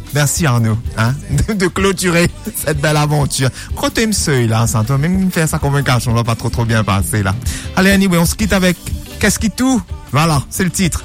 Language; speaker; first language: French; non-native, local second language; Morisyen